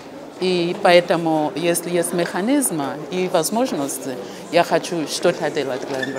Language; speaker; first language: Russian; non-native, fluent; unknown